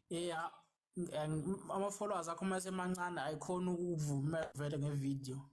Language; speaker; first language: Zulu; native; Zulu